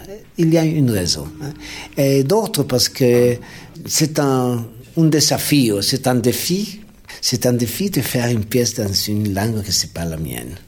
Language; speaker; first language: French; non-native, fluent; Spanish